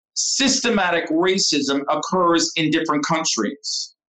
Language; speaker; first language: English; native; English